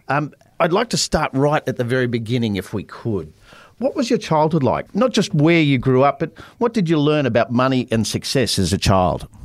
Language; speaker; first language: English; native; English